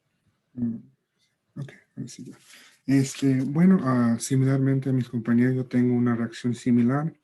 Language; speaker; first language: Spanish; early bilingual, heritage; Spanish